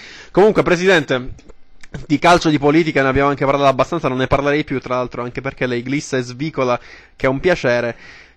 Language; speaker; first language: Italian; native; Italian